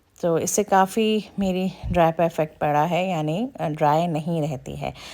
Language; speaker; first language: Urdu; native; Urdu